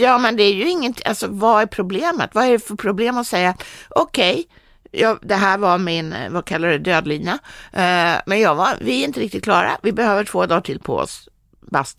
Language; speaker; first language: Swedish; native; Swedish